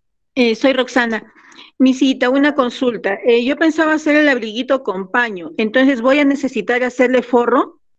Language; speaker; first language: Spanish; native; Spanish